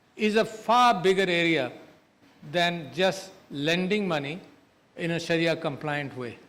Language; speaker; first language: English; non-native, local second language; Urdu